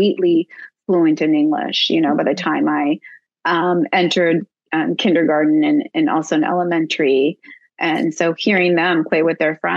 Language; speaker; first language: English; early bilingual, other home language; Spanish